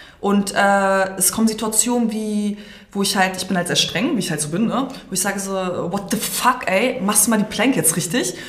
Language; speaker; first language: German; early bilingual, other home language; Serbian